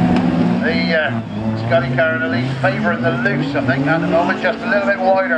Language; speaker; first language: English; native; English